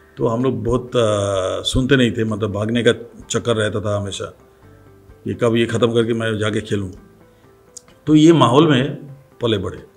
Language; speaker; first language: Hindi; non-native, local second language; Bangla